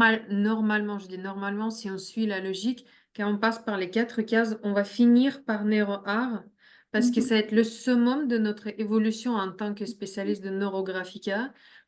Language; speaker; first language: French; non-native, fluent; Russian